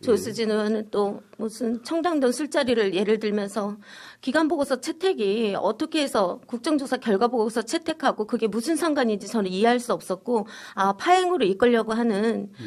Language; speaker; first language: Korean; native; Korean